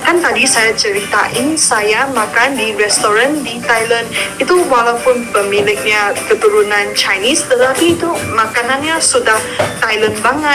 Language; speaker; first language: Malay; non-native, local second language; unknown